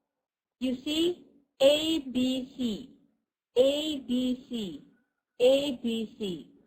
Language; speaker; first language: English; non-native, fluent; Indonesian